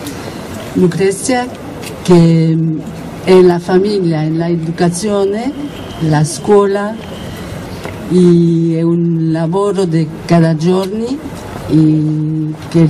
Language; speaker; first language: Italian; non-native, learner; Spanish